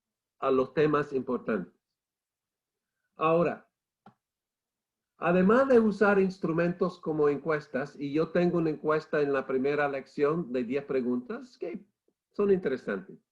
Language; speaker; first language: Spanish; non-native, fluent; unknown